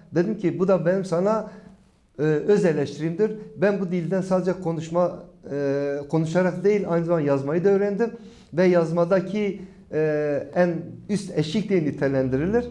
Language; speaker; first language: Turkish; non-native, local second language; Kurdish